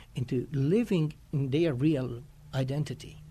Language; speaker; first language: English; non-native, fluent; Romanian